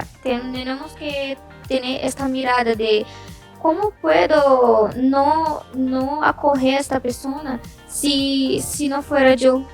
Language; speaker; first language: Spanish; non-native, learner; Portuguese